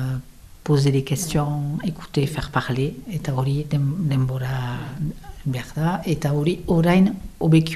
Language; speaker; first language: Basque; non-native, local second language; French